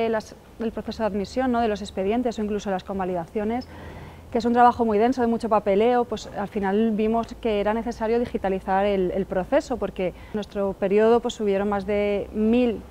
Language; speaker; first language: Spanish; native; Spanish